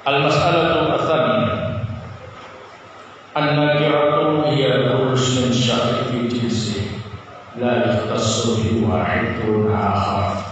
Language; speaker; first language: Arabic; non-native, fluent; Indonesian